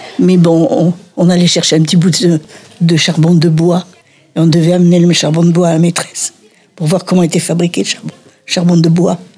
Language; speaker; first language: French; native; French